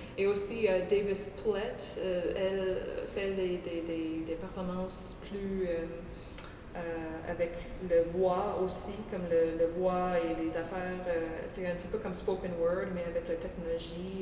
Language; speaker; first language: French; non-native, local second language; English